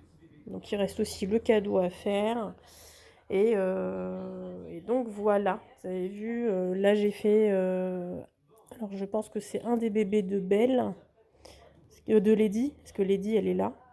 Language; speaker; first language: French; native; French